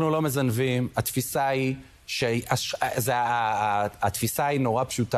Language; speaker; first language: Hebrew; native; Hebrew